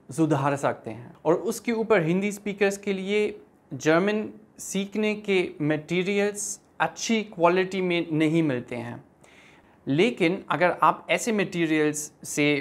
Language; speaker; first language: Hindi; non-native, fluent; German